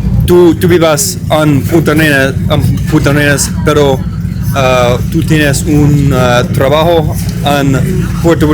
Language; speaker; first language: Spanish; non-native, learner; English